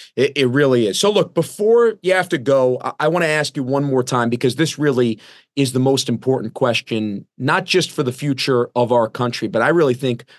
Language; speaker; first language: English; native; English